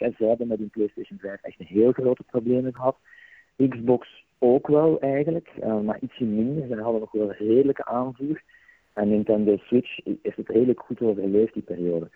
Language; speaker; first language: Dutch; native; Dutch